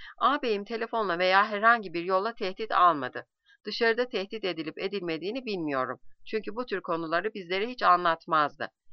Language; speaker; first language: Turkish; native; Turkish